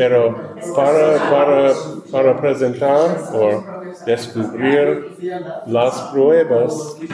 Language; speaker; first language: Spanish; non-native, learner; English